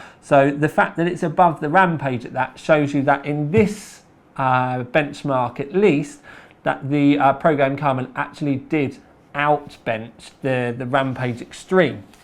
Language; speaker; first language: English; native; English